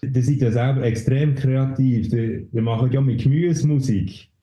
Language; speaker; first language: German; native; German